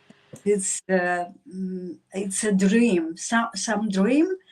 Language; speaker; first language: English; non-native, learner; Russian